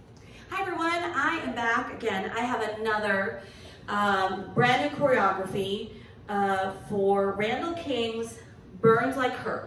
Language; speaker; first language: English; native; English